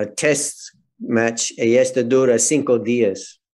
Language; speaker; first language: Spanish; non-native, fluent; English